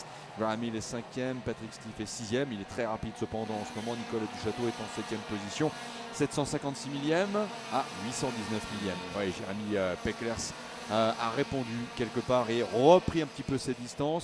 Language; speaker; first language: French; native; French